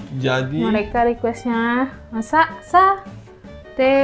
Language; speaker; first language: Indonesian; native; Indonesian